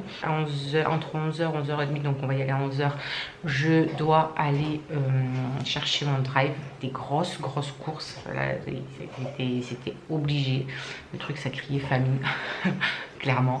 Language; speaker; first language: French; native; French